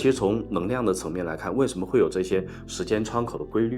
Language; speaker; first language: Chinese; native; Chinese